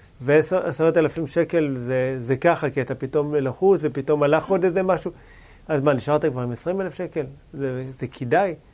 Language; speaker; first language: Hebrew; native; Hebrew